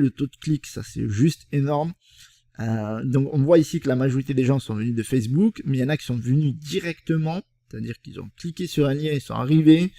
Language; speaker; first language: French; native; French